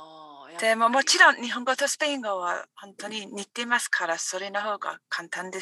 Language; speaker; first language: Japanese; non-native, learner; English